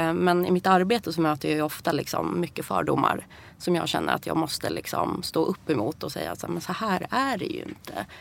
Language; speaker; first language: Swedish; early bilingual, other home language; Persian